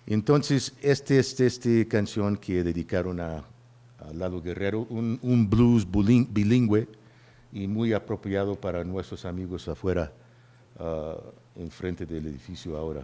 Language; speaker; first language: Spanish; early bilingual, heritage; Spanish